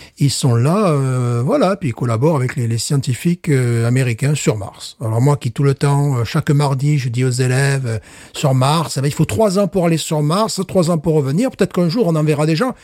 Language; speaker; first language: French; native; French